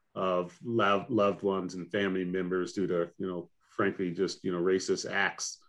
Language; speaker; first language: English; native; English